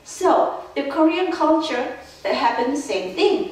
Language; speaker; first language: English; non-native, fluent; Korean